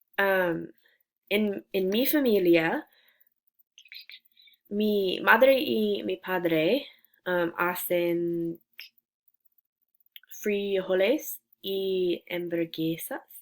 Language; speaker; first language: Spanish; non-native, learner; English